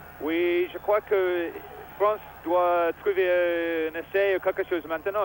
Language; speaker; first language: French; non-native, fluent; English